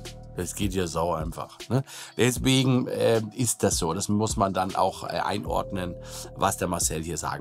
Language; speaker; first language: German; native; German